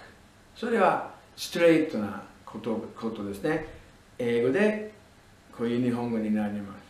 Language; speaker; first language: Japanese; non-native, fluent; English